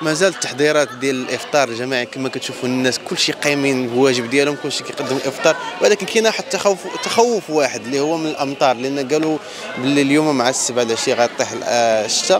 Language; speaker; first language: Arabic; native; Arabic